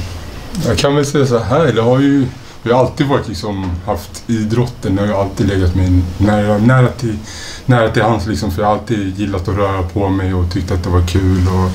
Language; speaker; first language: Swedish; native; Swedish